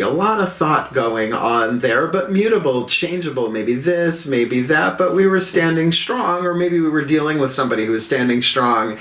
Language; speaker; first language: English; native; English